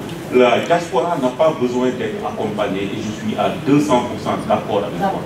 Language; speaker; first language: French; non-native, local second language; Wolof